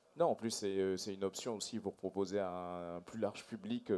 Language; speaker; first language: French; native; French